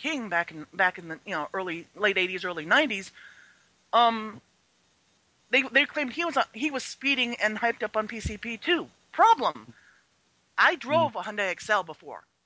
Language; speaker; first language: English; early bilingual, other home language; Chinese